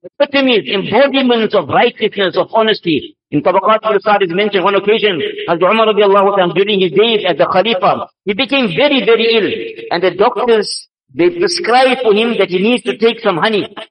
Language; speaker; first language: English; native; English